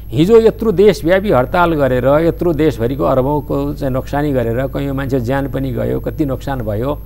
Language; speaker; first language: Nepali; native; Nepali